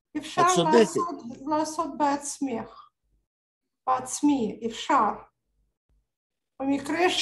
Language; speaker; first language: Hebrew; non-native, learner; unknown